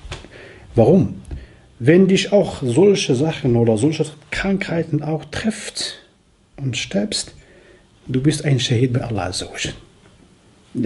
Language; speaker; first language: German; non-native, fluent; Arabic